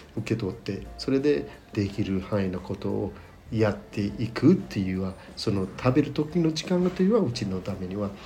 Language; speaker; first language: Japanese; non-native, fluent; Nepali